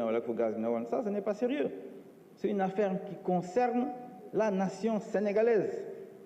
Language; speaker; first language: French; non-native, local second language; Wolof